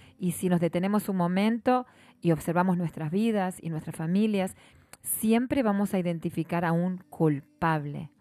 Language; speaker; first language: Spanish; native; Spanish